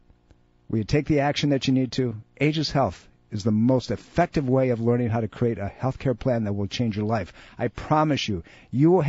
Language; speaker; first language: English; native; English